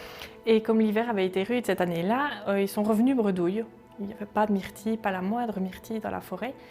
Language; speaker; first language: French; native; French